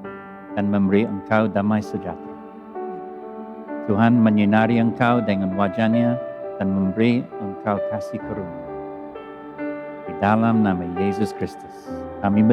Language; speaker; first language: Indonesian; non-native, learner; English